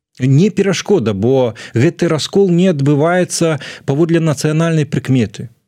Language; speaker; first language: Belarusian; native; Belarusian